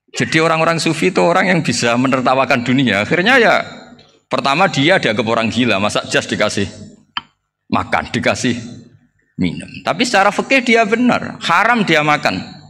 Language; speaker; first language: Indonesian; non-native, local second language; Javanese